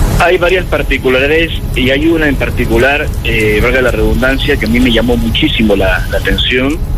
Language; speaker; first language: Spanish; native; Spanish